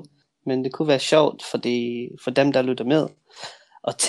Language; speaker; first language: Danish; non-native, fluent; English